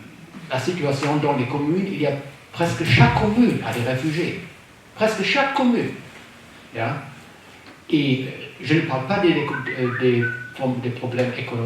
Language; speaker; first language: French; non-native, fluent; German